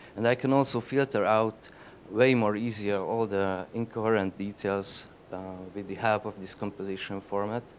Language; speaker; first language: English; non-native, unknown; Hungarian